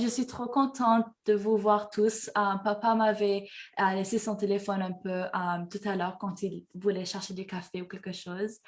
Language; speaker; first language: French; early bilingual, heritage; French